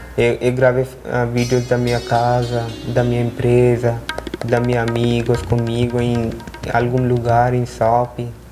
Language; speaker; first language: Portuguese; non-native, learner; Hindi